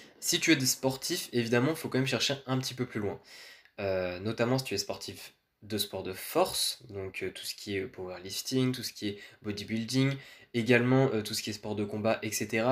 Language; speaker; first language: French; native; French